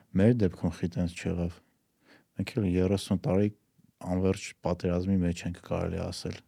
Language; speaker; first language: Armenian; native; Armenian